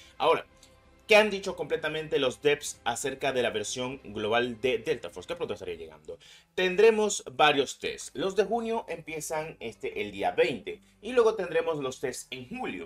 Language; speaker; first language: Spanish; native; Spanish